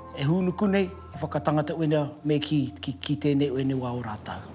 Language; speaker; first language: Māori; native; Māori